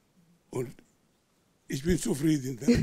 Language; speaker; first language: German; non-native, learner; Arabic